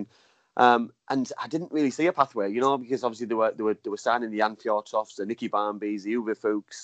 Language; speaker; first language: English; native; English